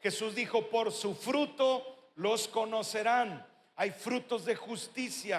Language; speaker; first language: Spanish; native; Spanish